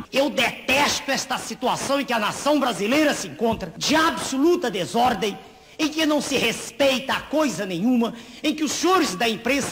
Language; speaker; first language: Portuguese; native; Portuguese